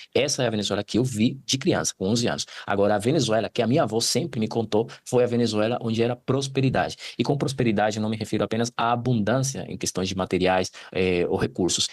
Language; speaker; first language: Portuguese; non-native, fluent; Spanish